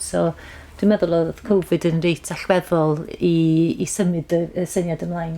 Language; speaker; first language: Welsh; native; Welsh